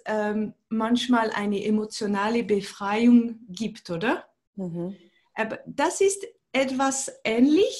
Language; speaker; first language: German; non-native, fluent; French